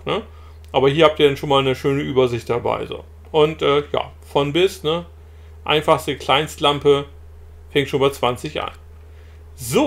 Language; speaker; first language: German; native; German